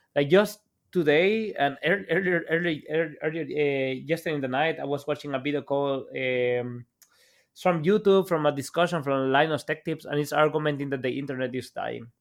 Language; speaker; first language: English; non-native, fluent; Spanish